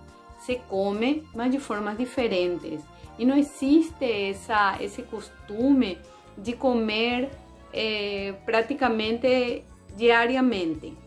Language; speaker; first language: Portuguese; non-native, fluent; Spanish